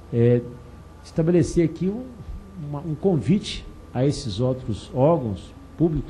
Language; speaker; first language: Portuguese; native; Portuguese